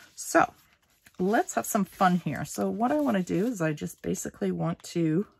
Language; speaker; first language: English; native; English